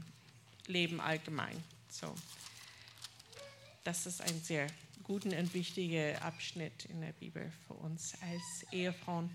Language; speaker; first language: German; non-native, fluent; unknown